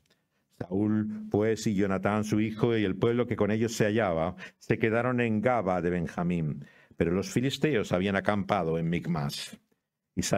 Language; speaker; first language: Spanish; native; Spanish